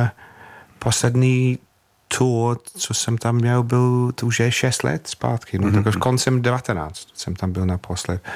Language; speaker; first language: Czech; non-native, fluent; English